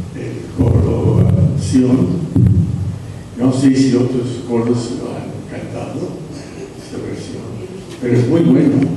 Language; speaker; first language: Spanish; non-native, fluent; English